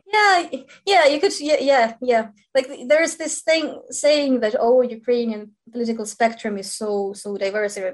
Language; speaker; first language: English; non-native, fluent; Ukrainian